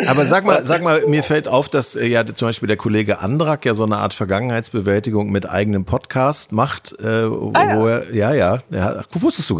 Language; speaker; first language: German; native; German